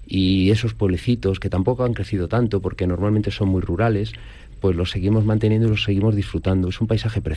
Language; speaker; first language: Spanish; native; Spanish